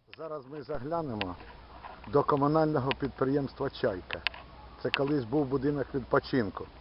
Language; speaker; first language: Ukrainian; native; Ukrainian